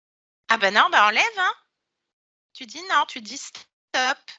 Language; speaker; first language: French; native; French